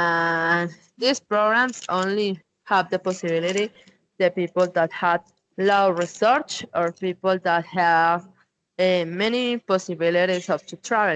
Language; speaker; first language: English; non-native, learner; Spanish